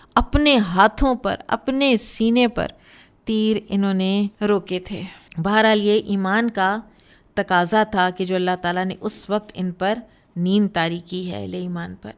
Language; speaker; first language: Urdu; native; Urdu